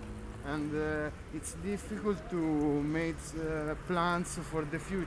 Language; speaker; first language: English; non-native, learner; Italian